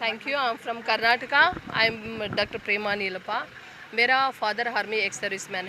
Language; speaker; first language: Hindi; non-native, local second language; Kannada